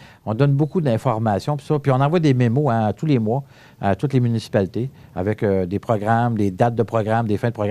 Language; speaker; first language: French; native; French